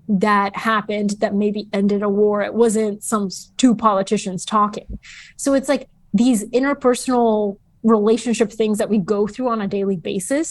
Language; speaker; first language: English; early bilingual, other home language; Bulgarian